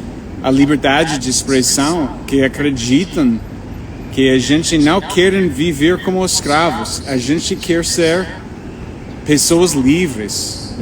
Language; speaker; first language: Portuguese; non-native, fluent; English